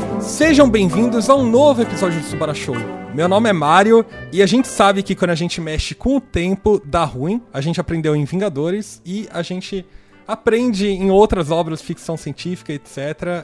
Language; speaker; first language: Portuguese; native; Portuguese